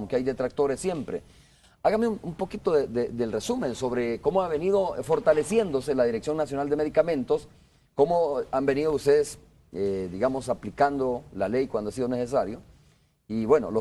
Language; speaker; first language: Spanish; native; Spanish